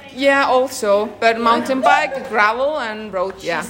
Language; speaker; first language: English; non-native, fluent; Danish